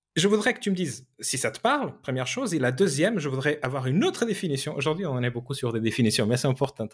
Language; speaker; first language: French; non-native, fluent; Portuguese